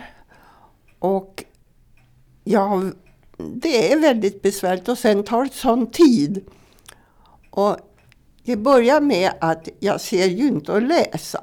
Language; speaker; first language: Swedish; native; Swedish